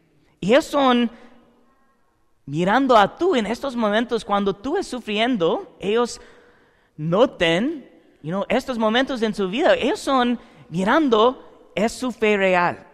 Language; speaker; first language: Spanish; non-native, learner; English